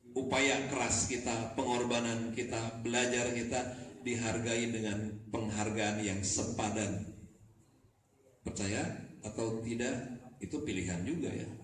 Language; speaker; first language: Indonesian; non-native, local second language; Sundanese